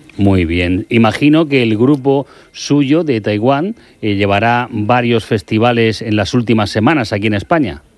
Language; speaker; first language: Spanish; native; Spanish